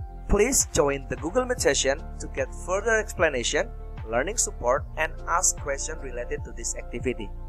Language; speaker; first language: English; non-native, fluent; Indonesian